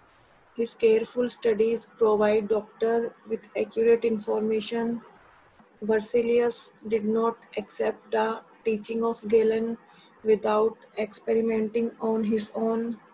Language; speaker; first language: English; non-native, local second language; Hindi